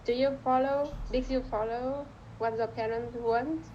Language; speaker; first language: English; non-native, learner; Vietnamese